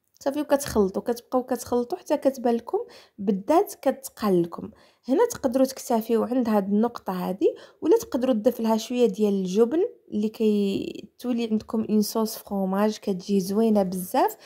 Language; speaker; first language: Arabic; native; Arabic